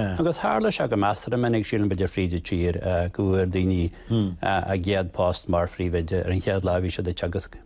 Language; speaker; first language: Irish; native; Irish